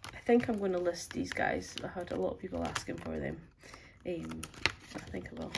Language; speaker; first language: English; native; English